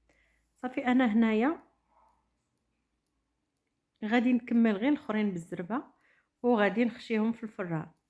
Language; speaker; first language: Arabic; native; Arabic